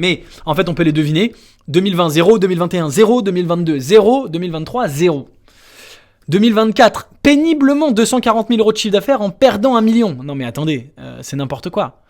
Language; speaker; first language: French; native; French